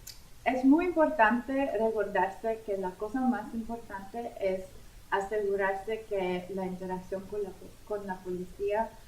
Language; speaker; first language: Spanish; non-native, fluent; English